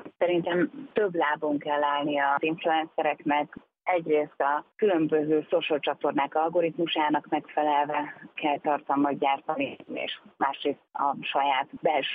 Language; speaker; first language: Hungarian; native; Hungarian